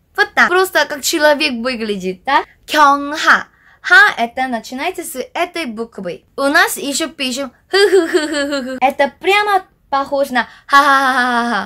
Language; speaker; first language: Russian; non-native, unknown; Korean